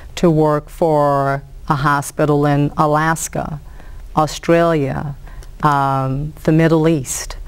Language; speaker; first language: English; native; English